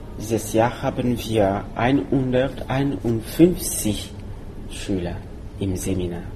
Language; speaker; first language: German; non-native, learner; Mossi